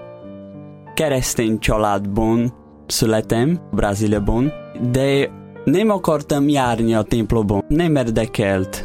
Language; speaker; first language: Hungarian; non-native, learner; Portuguese